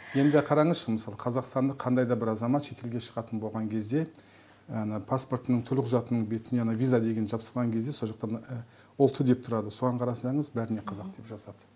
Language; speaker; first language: Kazakh; non-native, local second language; Turkish